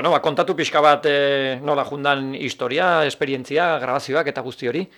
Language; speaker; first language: Basque; native; Basque